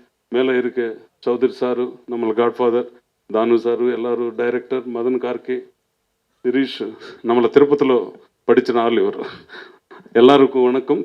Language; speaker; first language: Tamil; non-native, learner; Telugu